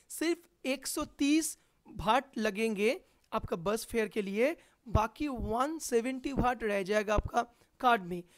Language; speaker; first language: Hindi; non-native, local second language; Bangla